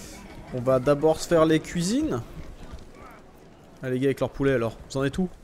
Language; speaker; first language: French; native; French